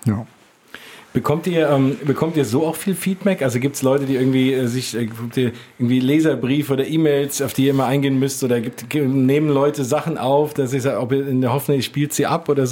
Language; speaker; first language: German; native; German